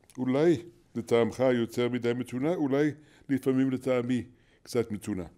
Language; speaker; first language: Hebrew; non-native, fluent; English